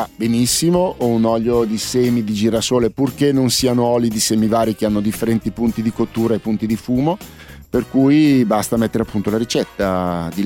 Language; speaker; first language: Italian; native; Italian